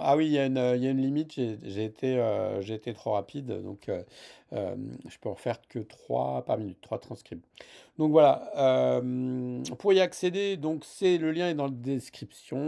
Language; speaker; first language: French; native; French